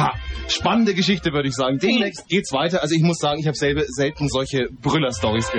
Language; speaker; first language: German; native; German